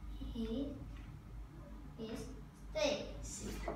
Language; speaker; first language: English; non-native, learner; Vietnamese